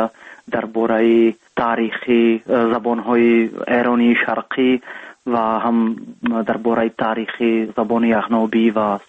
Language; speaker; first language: Persian; non-native, learner; Czech